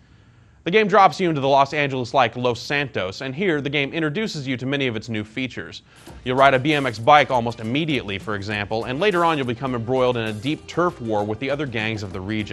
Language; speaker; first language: English; native; English